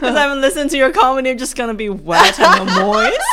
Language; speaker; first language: English; non-native, fluent; Chinese